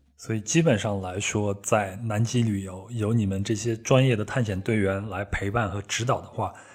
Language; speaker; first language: Chinese; native; Chinese